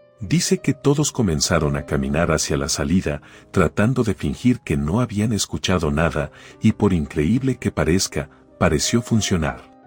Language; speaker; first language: Spanish; native; Spanish